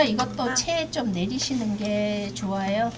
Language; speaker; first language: Korean; native; Korean